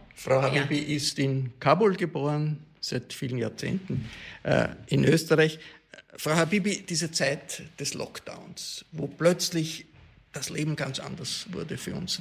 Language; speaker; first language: German; native; German